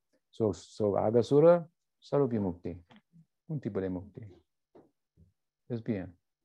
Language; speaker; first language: Spanish; non-native, learner; English